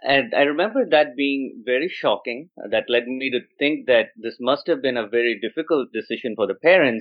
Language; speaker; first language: English; non-native, local second language; Odia